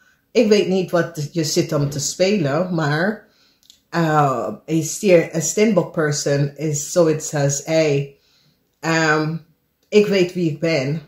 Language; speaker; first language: Dutch; non-native, learner; English